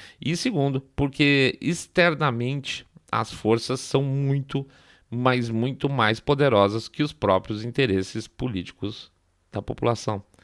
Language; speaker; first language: Portuguese; native; Portuguese